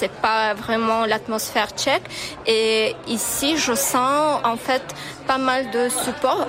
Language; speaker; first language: French; non-native, fluent; Ukrainian